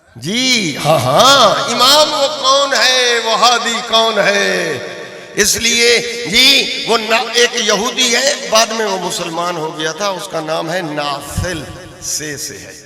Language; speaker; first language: Urdu; non-native, local second language; Punjabi